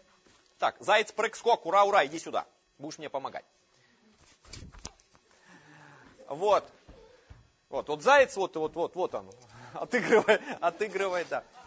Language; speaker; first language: Russian; native; Russian